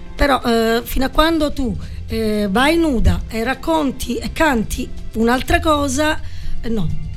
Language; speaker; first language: Italian; native; Italian